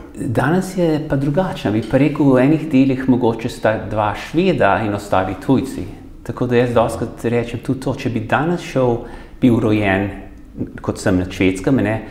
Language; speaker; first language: Slovenian; early bilingual, heritage; Slovenian